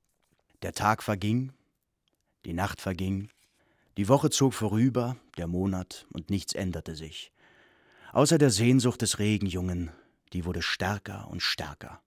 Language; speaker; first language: German; native; German